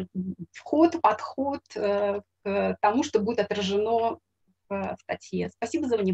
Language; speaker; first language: Russian; native; Russian